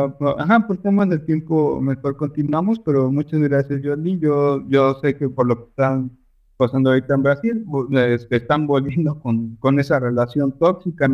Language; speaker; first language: Spanish; native; Spanish